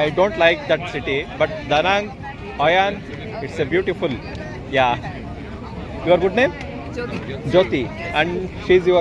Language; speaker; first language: English; non-native, local second language; Kannada